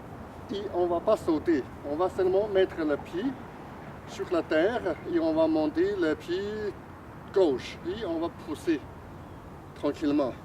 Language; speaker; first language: French; non-native, fluent; Chinese